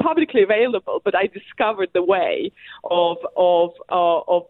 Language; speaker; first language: English; non-native, fluent; Russian